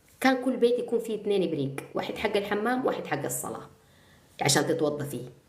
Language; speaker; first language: Arabic; native; Arabic